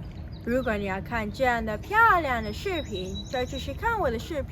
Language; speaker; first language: Chinese; non-native, fluent; Sinhala